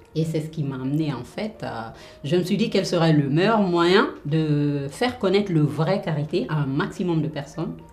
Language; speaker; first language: French; non-native, local second language; Fula